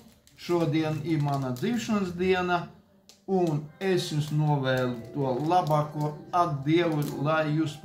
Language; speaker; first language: Latvian; non-native, local second language; Russian